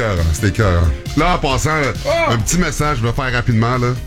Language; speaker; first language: French; native; French